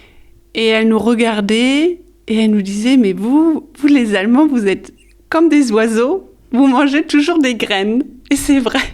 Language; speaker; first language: French; early bilingual, heritage; French